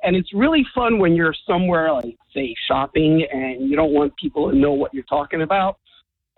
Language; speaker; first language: English; non-native, local second language; Hungarian